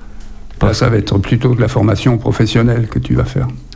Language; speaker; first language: French; native; French